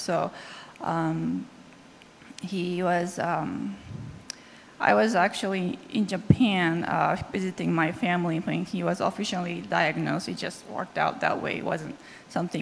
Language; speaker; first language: English; non-native, fluent; Japanese